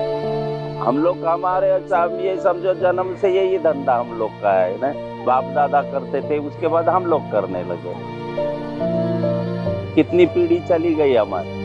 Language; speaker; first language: Hindi; non-native, local second language; Marathi